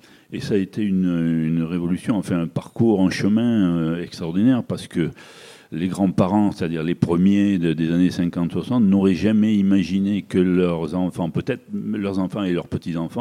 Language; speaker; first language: French; native; French